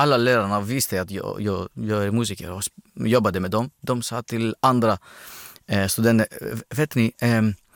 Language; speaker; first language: Swedish; non-native, fluent; Greek